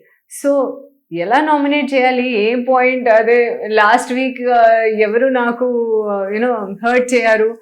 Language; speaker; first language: Telugu; non-native, learner; Hindi